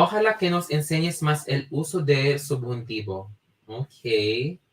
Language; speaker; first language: Spanish; non-native, fluent; Filipino